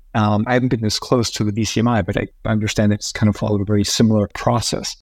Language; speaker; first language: English; early bilingual, other home language; Spanish